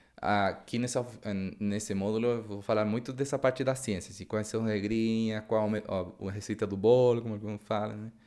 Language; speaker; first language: Portuguese; non-native, fluent; Spanish